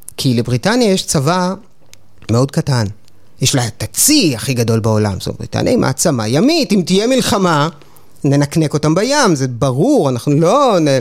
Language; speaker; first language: Hebrew; native; Hebrew